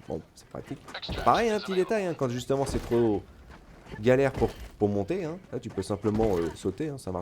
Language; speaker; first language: French; native; French